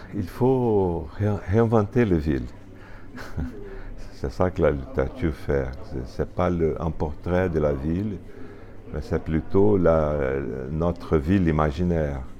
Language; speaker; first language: French; non-native, fluent; Portuguese